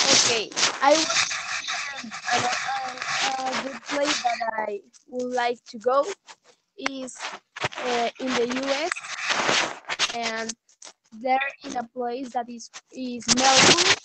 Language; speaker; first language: English; non-native, learner; Spanish